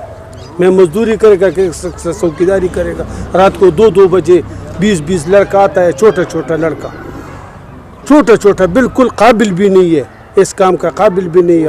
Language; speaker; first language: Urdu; non-native, local second language; Pashto